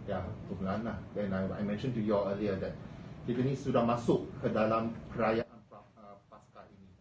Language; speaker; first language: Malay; non-native, local second language; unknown